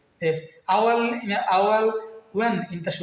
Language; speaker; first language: Arabic; non-native, learner; Bangla